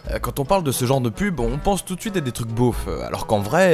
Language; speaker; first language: French; native; French